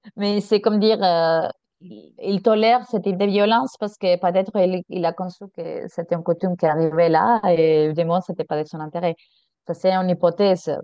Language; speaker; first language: French; non-native, fluent; Spanish